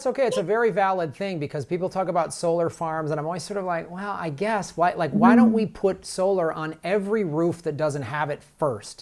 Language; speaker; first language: English; native; English